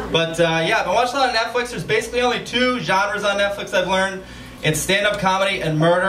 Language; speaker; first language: English; native; English